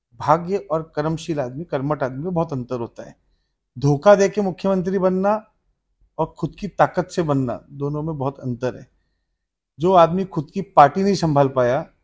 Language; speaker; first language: Hindi; native; Hindi